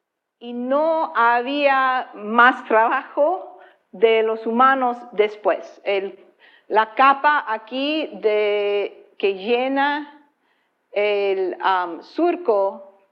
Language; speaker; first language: Spanish; non-native, fluent; English